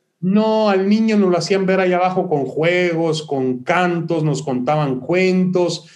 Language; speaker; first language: Spanish; early bilingual, other home language; Hebrew